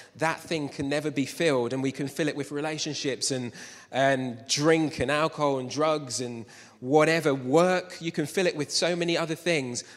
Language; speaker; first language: English; native; English